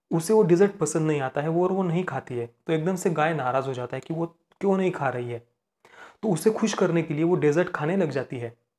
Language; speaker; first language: Hindi; non-native, local second language; Marathi